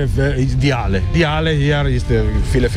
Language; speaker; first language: German; non-native, learner; Italian